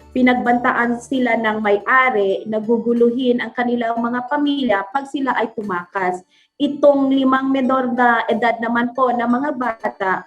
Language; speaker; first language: Filipino; non-native, local second language; Cebuano